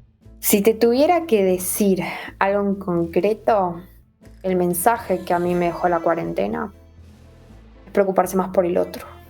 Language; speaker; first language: Spanish; native; Spanish